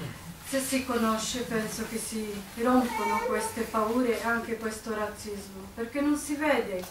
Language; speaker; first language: Italian; non-native, fluent; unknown